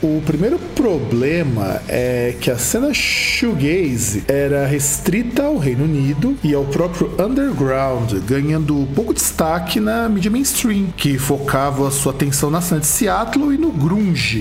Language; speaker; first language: Portuguese; native; Portuguese